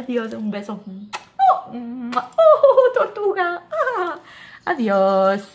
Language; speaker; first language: Spanish; non-native, fluent; English